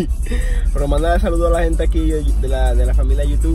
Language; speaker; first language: Spanish; early bilingual, heritage; English